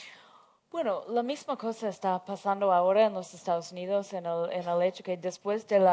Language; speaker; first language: Spanish; non-native, fluent; English